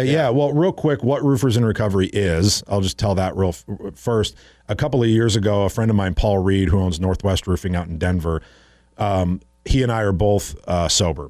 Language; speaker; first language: English; native; English